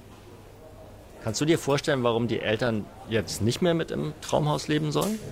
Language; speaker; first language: German; native; German